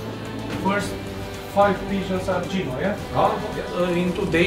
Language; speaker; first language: English; non-native, fluent; Romanian